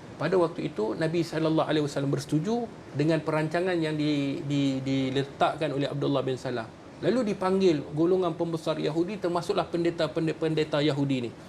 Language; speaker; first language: Malay; native; Malay